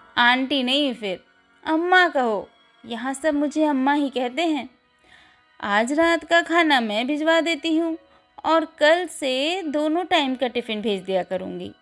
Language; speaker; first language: Hindi; native; Hindi